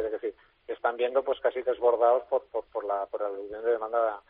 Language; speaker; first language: Spanish; native; Spanish